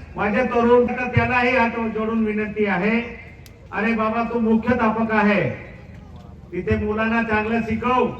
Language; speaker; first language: Marathi; non-native, local second language; Bhili